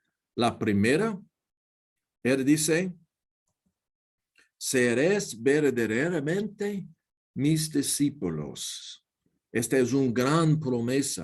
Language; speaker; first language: Spanish; non-native, learner; English